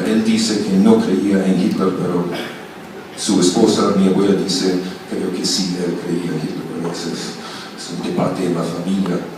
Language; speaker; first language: Spanish; non-native, fluent; German